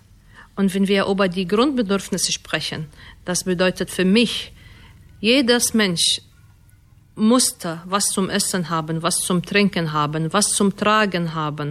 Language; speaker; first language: German; non-native, fluent; Arabic